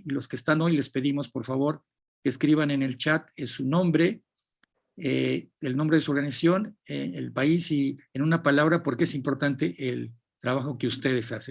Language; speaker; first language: Spanish; native; Spanish